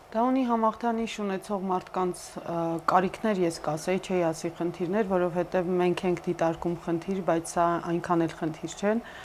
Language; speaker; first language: Armenian; native; Armenian